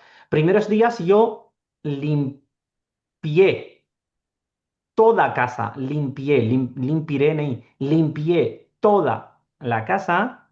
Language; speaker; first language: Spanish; non-native, learner; Urdu